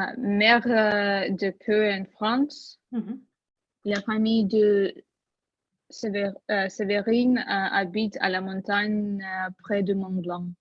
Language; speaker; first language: French; non-native, learner; Russian